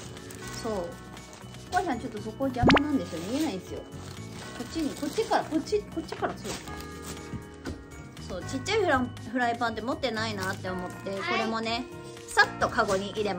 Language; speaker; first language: Japanese; native; Japanese